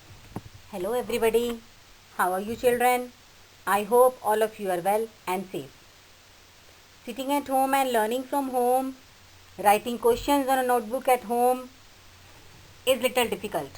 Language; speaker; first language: English; non-native, local second language; Hindi